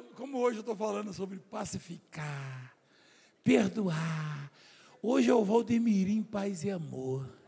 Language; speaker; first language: Portuguese; native; Portuguese